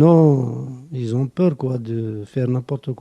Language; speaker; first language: French; non-native, local second language; Arabic